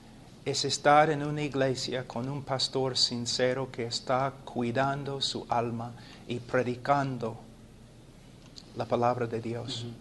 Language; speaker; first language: Spanish; non-native, fluent; English